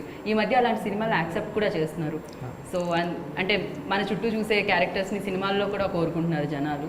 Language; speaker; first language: Telugu; native; Telugu